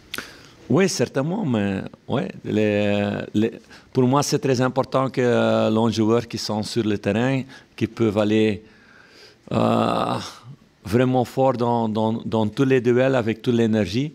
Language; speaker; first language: French; non-native, local second language; Dutch